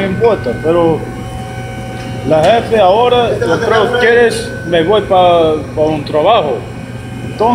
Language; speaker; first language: Spanish; non-native, learner; English